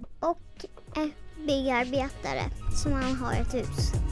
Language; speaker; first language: Swedish; early bilingual, other home language; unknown